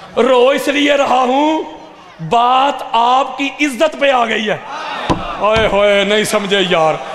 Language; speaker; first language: Urdu; non-native, local second language; Punjabi